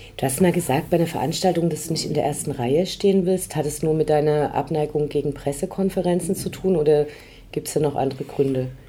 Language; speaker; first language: German; native; German